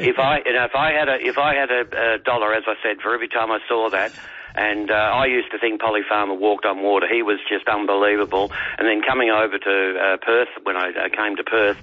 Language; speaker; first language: English; native; English